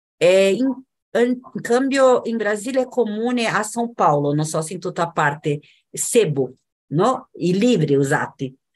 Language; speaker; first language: Italian; non-native, fluent; Portuguese